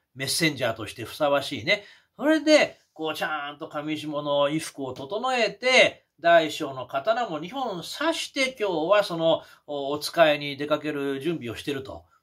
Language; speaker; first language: Japanese; native; Japanese